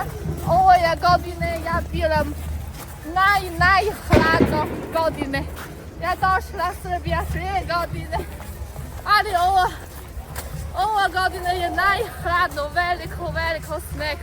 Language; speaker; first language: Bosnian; non-native, learner; Chinese